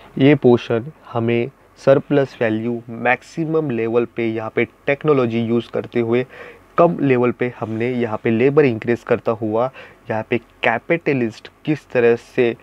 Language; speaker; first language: Hindi; non-native, local second language; Marathi